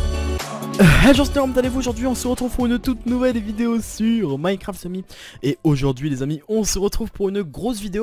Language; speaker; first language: French; native; French